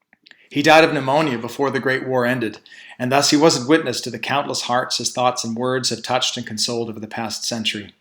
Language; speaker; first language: English; native; English